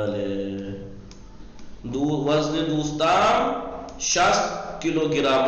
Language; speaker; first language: Persian; non-native, fluent; Urdu